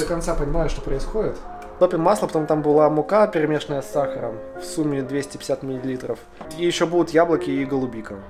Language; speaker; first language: Russian; native; Russian